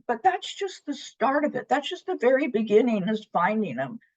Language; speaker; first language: English; native; English